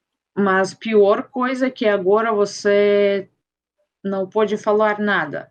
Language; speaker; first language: Portuguese; non-native, fluent; Russian